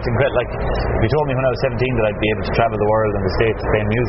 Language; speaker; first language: English; native; English